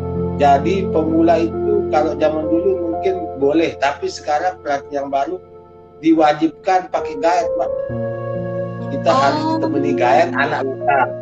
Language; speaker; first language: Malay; non-native, local second language; Sasak